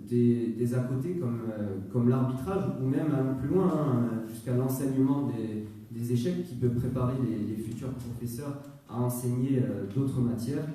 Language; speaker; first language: French; native; French